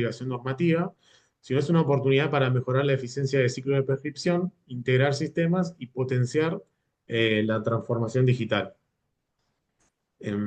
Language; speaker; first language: Spanish; native; Spanish